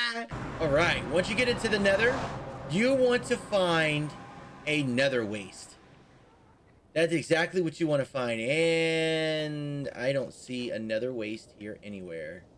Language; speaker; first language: English; native; English